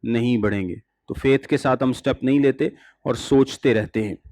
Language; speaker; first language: Urdu; non-native, local second language; Punjabi